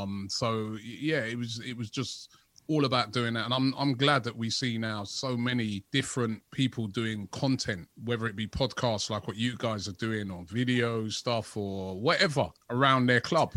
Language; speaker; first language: English; native; English